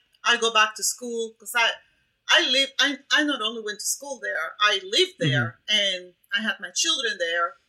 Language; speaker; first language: English; non-native, fluent; Spanish